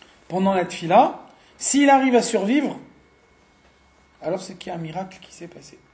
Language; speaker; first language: French; native; French